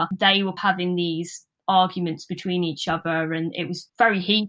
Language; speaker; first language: English; native; English